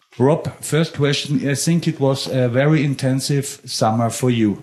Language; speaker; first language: English; non-native, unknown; German